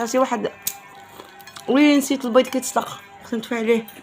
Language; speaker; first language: Arabic; native; Arabic